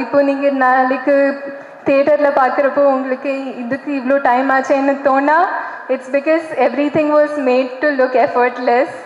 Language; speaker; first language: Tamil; non-native, learner; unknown